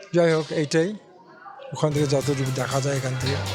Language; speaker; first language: Bangla; native; Bangla